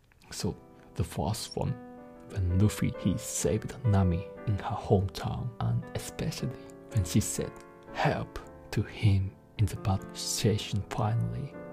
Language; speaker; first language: English; non-native, fluent; Japanese